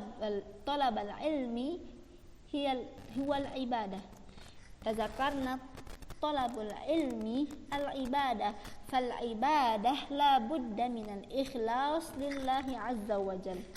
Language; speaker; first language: Arabic; non-native, fluent; Indonesian